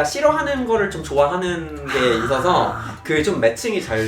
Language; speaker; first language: Korean; non-native, fluent; English